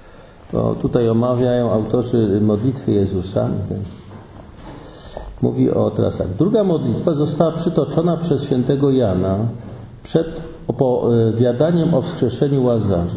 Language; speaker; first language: Polish; native; Polish